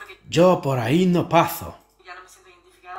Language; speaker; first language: Spanish; native; Spanish